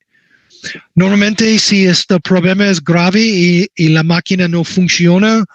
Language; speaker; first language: Spanish; non-native, learner; English